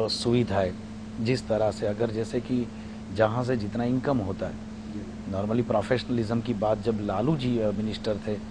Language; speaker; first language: Hindi; non-native, local second language; Gujarati